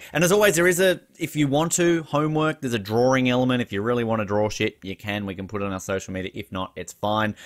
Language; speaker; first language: English; native; English